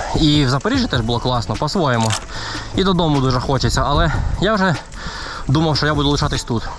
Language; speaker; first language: Ukrainian; non-native, local second language; Russian